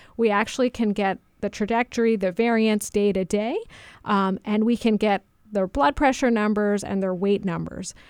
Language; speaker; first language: English; native; English